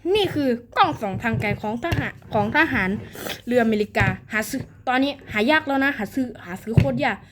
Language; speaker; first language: Thai; native; Thai